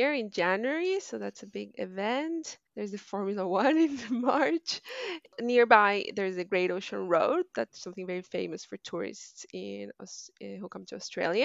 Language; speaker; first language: English; non-native, fluent; Spanish